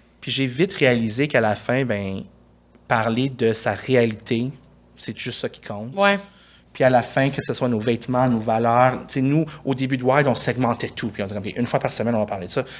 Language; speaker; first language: French; early bilingual, other home language; Persian